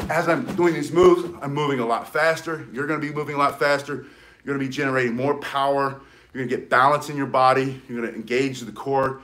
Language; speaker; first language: English; native; English